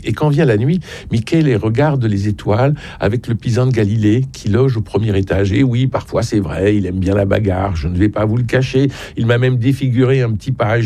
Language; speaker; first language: French; native; French